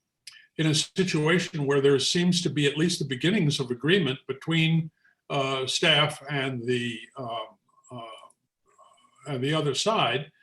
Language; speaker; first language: English; native; English